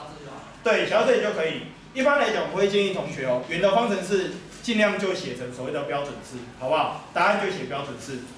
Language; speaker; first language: Chinese; native; Chinese